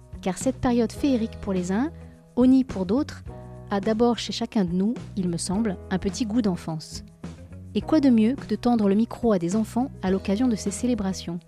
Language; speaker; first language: French; native; French